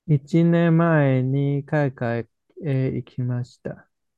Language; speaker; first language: Japanese; non-native, learner; Chinese